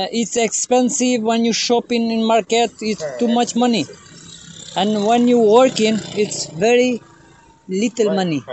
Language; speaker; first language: English; non-native, learner; Albanian